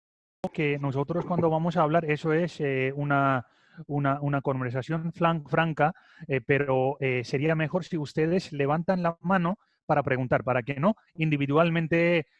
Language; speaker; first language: Spanish; non-native, fluent; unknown